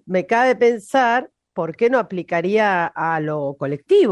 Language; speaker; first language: Spanish; native; Spanish